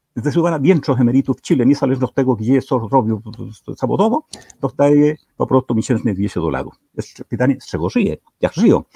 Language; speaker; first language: Polish; non-native, fluent; Spanish